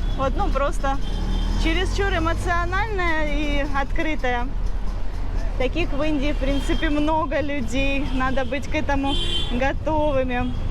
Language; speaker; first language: Russian; native; Russian